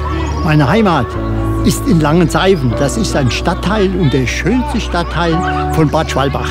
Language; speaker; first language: German; native; German